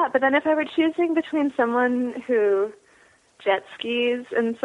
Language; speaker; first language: English; native; English